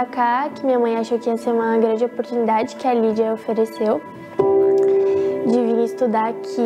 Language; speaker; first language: Portuguese; native; Portuguese